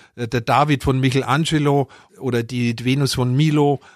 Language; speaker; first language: German; native; German